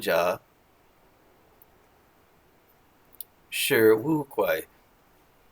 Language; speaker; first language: Chinese; non-native, learner; English